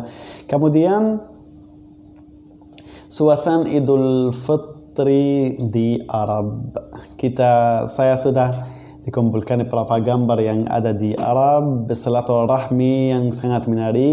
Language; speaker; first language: Indonesian; non-native, learner; Arabic